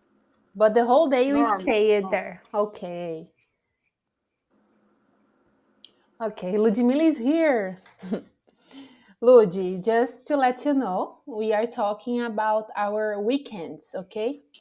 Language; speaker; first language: English; non-native, fluent; Portuguese